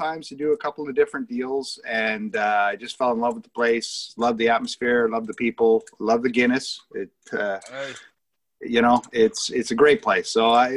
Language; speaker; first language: English; native; English